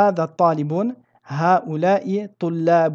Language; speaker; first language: Arabic; non-native, fluent; French